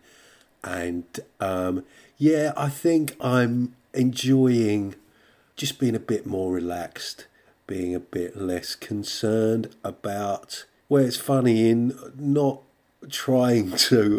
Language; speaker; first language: English; native; English